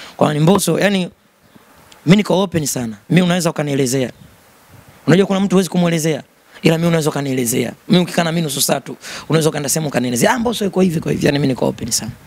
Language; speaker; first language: Swahili; native; Swahili